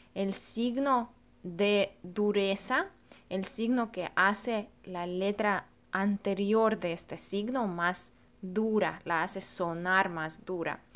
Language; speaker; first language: Spanish; non-native, fluent; Russian